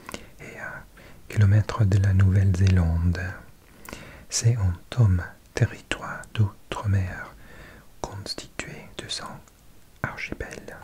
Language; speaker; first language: French; non-native, learner; English